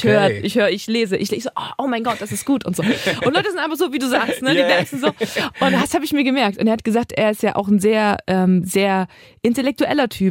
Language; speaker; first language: German; native; German